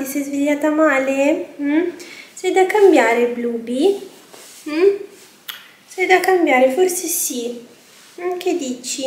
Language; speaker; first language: Italian; native; Italian